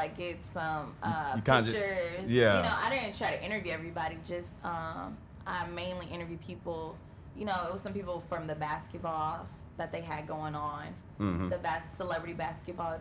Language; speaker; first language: English; native; English